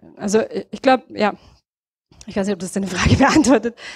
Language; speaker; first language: German; native; German